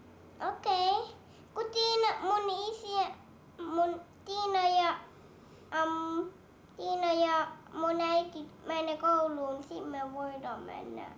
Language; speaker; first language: Finnish; early bilingual, heritage; English